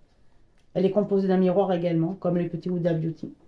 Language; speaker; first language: French; native; French